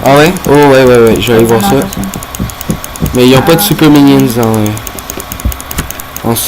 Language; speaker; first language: French; native; French